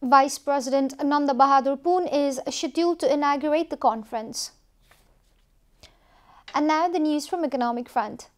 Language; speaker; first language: English; non-native, local second language; Nepali